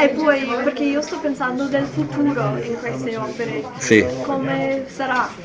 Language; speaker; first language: Italian; non-native, learner; English